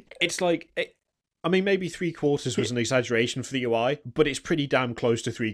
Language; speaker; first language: English; native; English